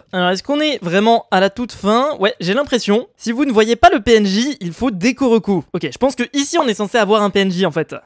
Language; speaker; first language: French; native; French